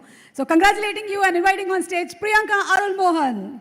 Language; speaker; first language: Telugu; native; Telugu